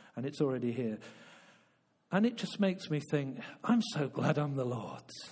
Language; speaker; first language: English; native; English